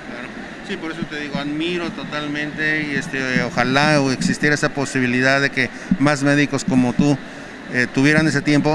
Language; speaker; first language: Spanish; native; Spanish